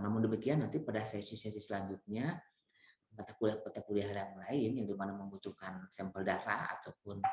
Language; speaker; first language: Indonesian; native; Indonesian